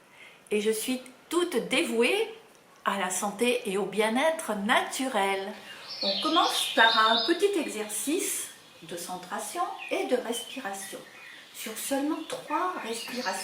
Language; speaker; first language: French; native; French